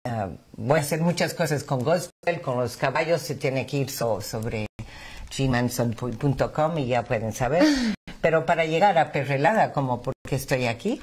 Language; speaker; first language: Spanish; non-native, fluent; English